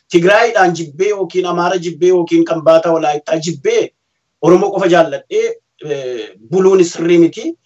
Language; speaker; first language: Oromo; native; Oromo